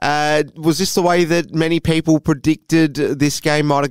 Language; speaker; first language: English; native; English